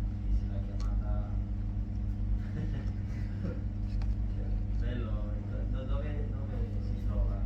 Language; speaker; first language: Italian; non-native, learner; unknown